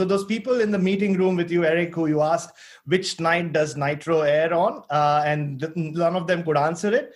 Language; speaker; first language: English; non-native, local second language; Tamil